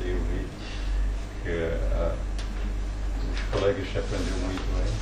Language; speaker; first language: Portuguese; non-native, fluent; English